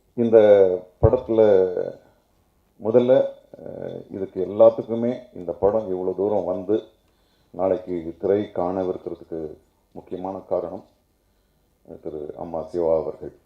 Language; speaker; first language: Tamil; native; Tamil